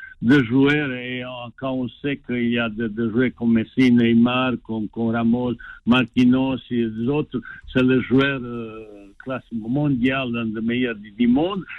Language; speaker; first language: French; non-native, fluent; Bosnian